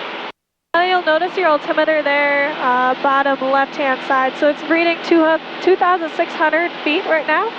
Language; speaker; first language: English; native; English